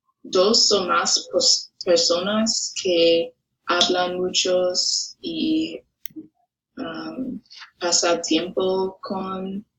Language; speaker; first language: Spanish; non-native, learner; English